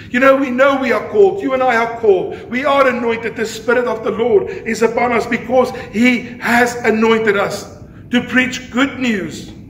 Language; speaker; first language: English; non-native, local second language; Afrikaans